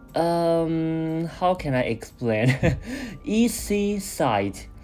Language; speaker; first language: English; non-native, fluent; Chinese